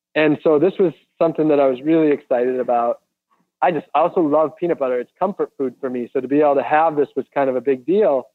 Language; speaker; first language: English; native; English